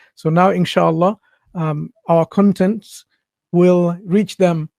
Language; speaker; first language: English; non-native, local second language; Bangla